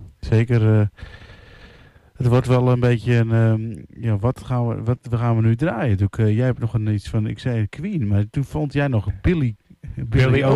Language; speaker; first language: Dutch; native; Dutch